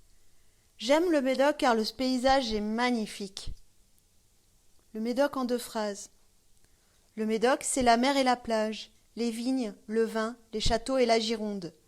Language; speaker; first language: French; non-native, fluent; German